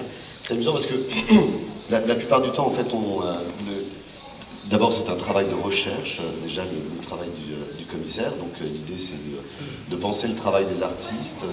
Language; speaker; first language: French; native; French